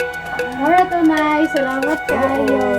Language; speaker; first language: Filipino; non-native, local second language; Cebuano